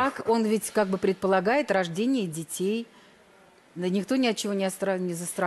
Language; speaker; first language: Russian; native; Russian